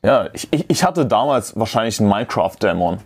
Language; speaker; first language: German; native; German